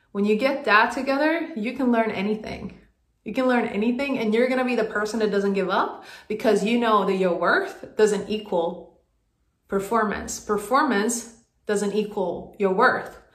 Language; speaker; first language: English; non-native, fluent; Swedish